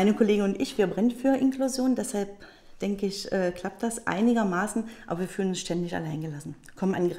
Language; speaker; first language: German; native; German